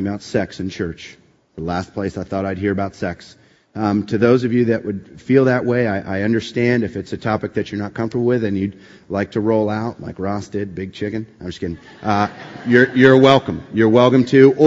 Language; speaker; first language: English; native; English